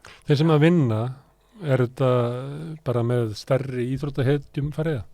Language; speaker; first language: Icelandic; native; Icelandic